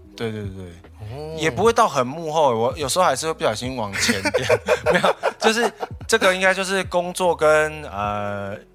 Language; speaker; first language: Chinese; non-native, local second language; Hakka Chinese